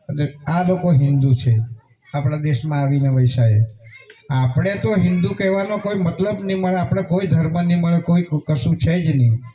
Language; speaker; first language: Gujarati; non-native, local second language; Kukna